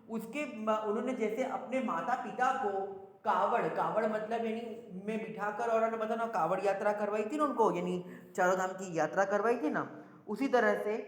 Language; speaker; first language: Hindi; non-native, local second language; Gujarati